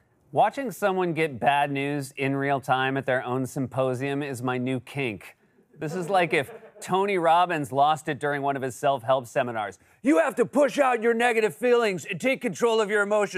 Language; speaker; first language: English; native; English